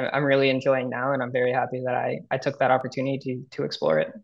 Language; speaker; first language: English; native; English